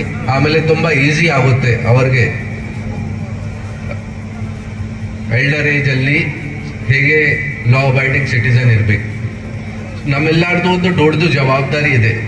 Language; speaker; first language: Kannada; non-native, learner; Hindi